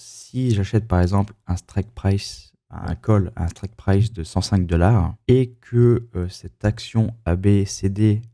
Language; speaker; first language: French; native; French